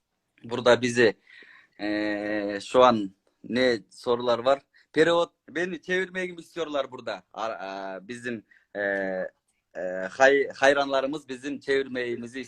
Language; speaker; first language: Turkish; non-native, learner; Kyrgyz